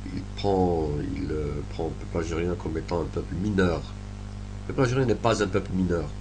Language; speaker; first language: French; non-native, local second language; Arabic